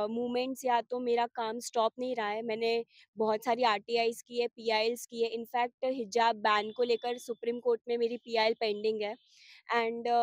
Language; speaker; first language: Hindi; non-native, local second language; Gujarati